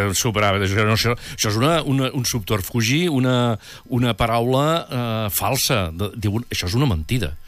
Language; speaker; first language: Catalan; native; Catalan